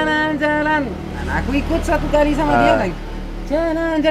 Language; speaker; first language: Indonesian; non-native, fluent; French